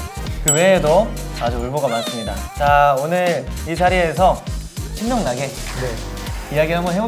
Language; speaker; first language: Korean; native; Korean